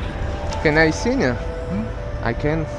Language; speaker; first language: English; non-native, learner; French